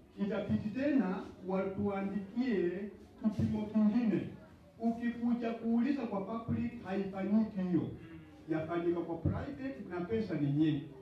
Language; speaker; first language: Swahili; non-native, local second language; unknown